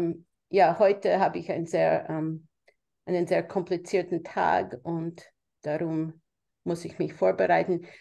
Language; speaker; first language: German; non-native, fluent; English